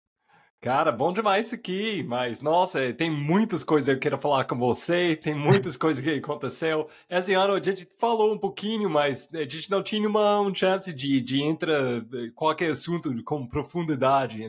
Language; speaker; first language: Portuguese; non-native, fluent; English